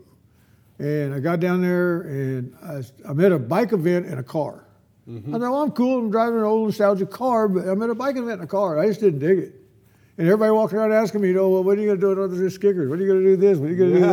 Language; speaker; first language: English; native; English